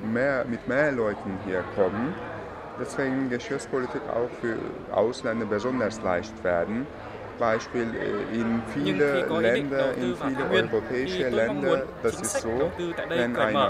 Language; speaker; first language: German; non-native, fluent; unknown